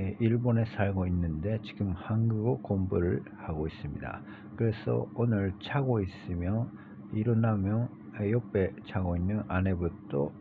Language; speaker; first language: Korean; non-native, learner; Japanese